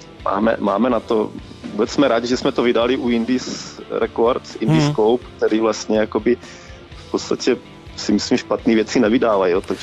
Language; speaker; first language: Czech; native; Czech